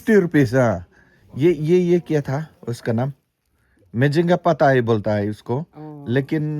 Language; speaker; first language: Hindi; non-native, local second language; Khasi